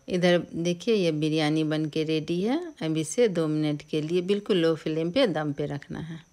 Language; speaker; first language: Hindi; native; Hindi